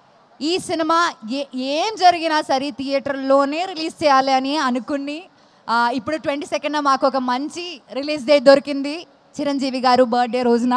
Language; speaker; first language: Telugu; non-native, fluent; Malayalam